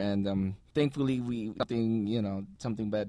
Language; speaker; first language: English; non-native, local second language; Filipino